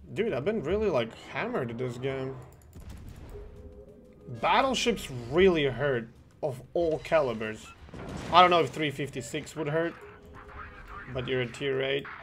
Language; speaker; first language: English; non-native, fluent; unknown